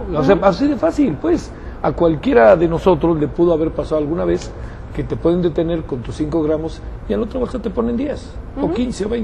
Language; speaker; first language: Spanish; native; Spanish